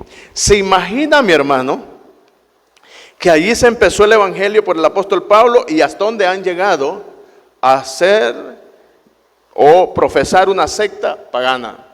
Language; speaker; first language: Spanish; native; Spanish